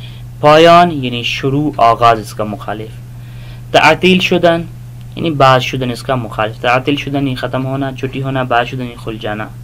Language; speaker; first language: Persian; non-native, fluent; Urdu